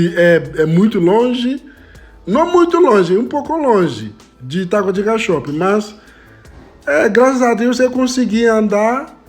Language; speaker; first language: Portuguese; non-native, fluent; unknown